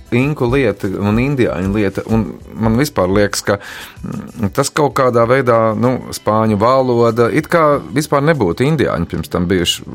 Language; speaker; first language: Latvian; native; Latvian